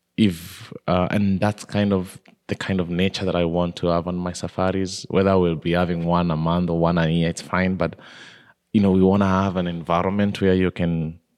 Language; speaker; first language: English; non-native, local second language; Kikuyu